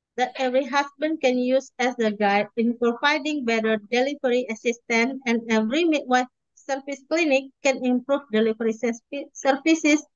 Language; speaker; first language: English; non-native, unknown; Indonesian